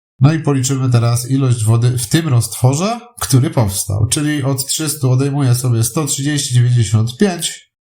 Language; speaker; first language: Polish; native; Polish